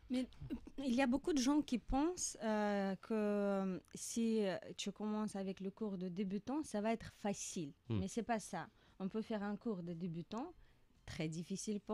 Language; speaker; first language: French; non-native, learner; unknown